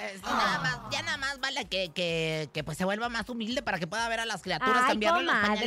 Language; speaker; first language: Spanish; native; Spanish